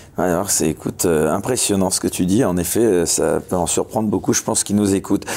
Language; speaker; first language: French; native; French